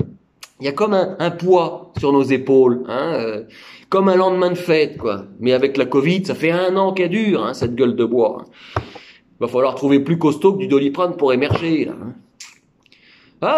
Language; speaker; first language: French; native; French